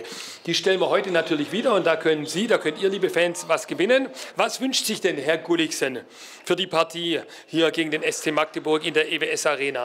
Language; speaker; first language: German; native; German